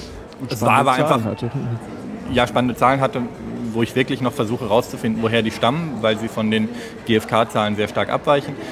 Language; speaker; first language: German; native; German